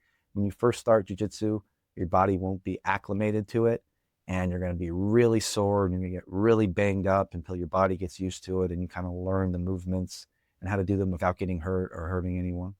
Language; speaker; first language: English; native; English